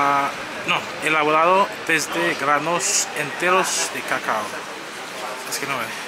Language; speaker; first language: Spanish; non-native, learner; Haitian Creole